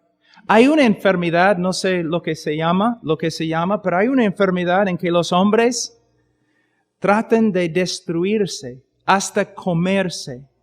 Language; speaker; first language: Spanish; non-native, fluent; English